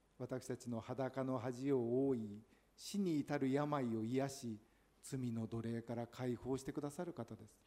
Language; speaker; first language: Japanese; native; Japanese